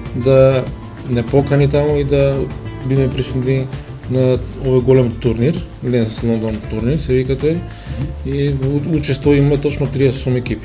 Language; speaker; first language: Macedonian; native; Macedonian